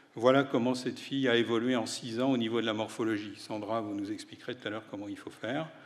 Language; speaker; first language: French; native; French